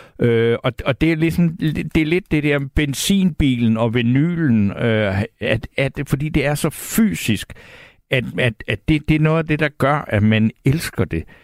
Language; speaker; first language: Danish; native; Danish